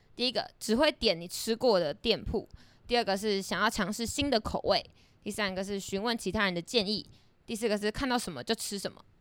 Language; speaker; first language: Chinese; native; Chinese